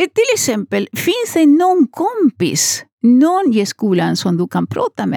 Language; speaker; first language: Swedish; non-native, fluent; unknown